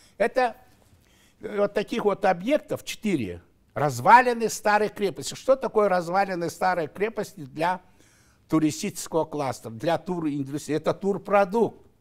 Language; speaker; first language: Russian; non-native, local second language; Kazakh